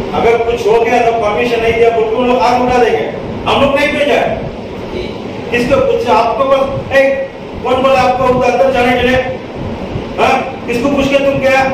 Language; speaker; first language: Hindi; non-native, local second language; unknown